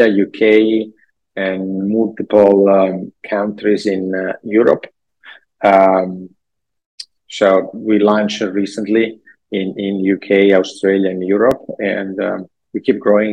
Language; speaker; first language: English; non-native, fluent; Italian